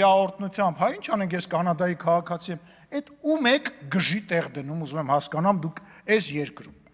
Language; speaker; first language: Armenian; native; Armenian